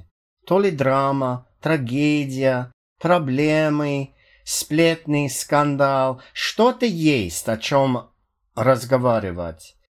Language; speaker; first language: Russian; non-native, fluent; English